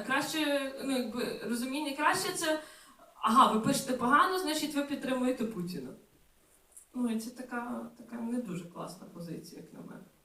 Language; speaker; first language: Ukrainian; native; Ukrainian